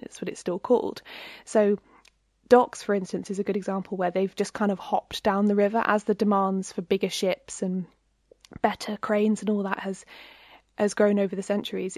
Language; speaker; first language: English; native; English